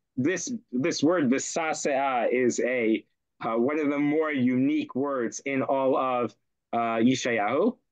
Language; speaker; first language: English; native; English